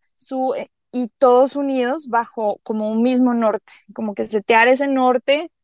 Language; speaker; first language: Spanish; native; Spanish